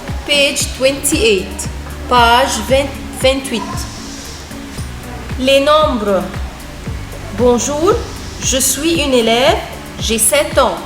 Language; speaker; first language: French; non-native, fluent; Arabic